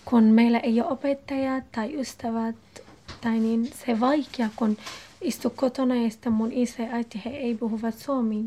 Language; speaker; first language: Finnish; non-native, learner; Arabic